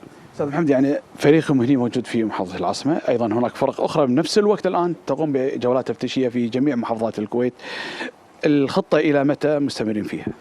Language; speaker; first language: Arabic; native; Arabic